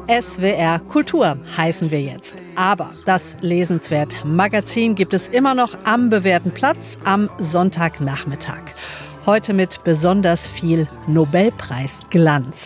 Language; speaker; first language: German; native; German